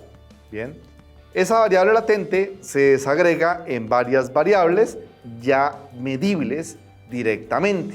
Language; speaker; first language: Spanish; native; Spanish